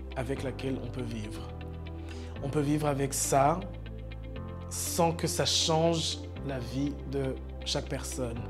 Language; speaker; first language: French; non-native, local second language; Rundi